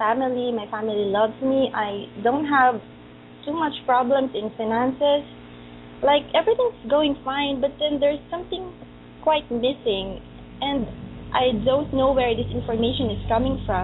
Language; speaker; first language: English; non-native, local second language; Filipino